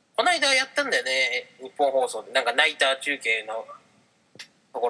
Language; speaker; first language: Japanese; native; Japanese